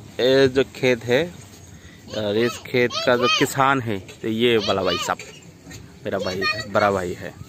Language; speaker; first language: Hindi; non-native, local second language; Assamese